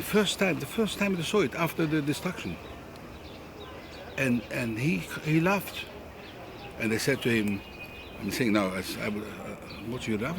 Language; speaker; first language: English; non-native, fluent; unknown